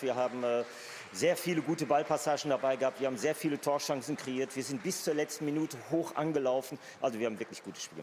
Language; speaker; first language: German; native; German